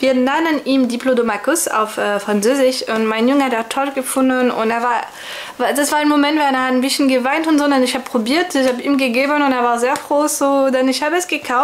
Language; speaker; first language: German; non-native, fluent; French